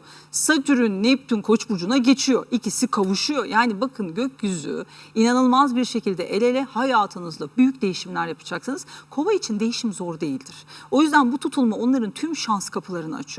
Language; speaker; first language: Turkish; native; Turkish